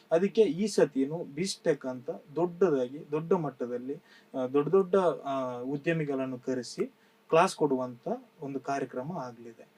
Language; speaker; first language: Kannada; non-native, local second language; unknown